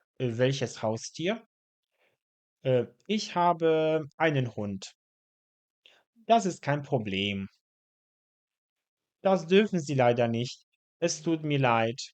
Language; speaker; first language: German; non-native, fluent; Polish